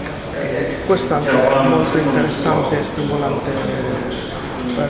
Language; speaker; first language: Italian; non-native, fluent; Bangla